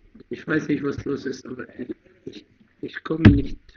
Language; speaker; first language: German; non-native, fluent; Arabic